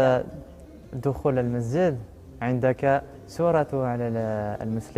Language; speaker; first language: Arabic; non-native, learner; French